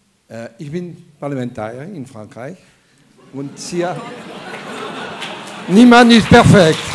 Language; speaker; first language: German; non-native, fluent; French